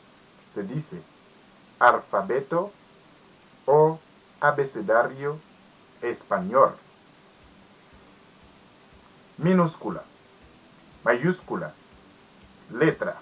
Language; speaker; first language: Spanish; non-native, learner; Haitian Creole